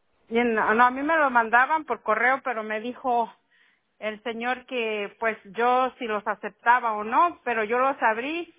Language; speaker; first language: Spanish; native; Spanish